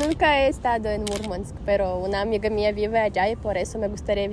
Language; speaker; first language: Spanish; non-native, fluent; Russian